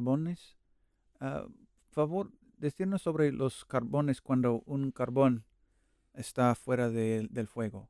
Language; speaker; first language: Spanish; non-native, learner; English